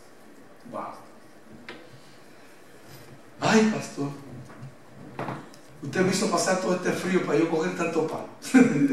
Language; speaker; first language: Spanish; native; Spanish